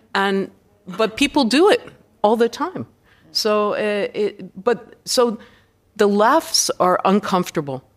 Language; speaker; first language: English; native; English